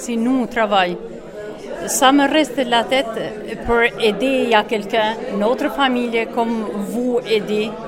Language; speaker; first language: French; non-native, learner; Albanian